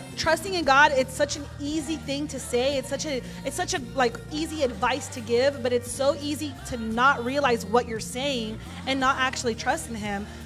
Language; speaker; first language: English; early bilingual, other home language; Spanish